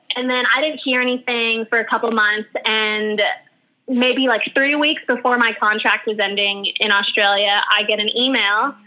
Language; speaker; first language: English; early bilingual, other home language; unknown